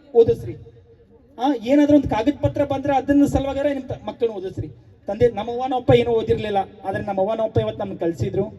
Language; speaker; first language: Kannada; native; Kannada